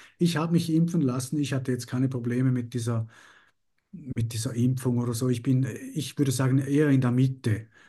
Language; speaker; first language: German; early bilingual, other home language; Spanish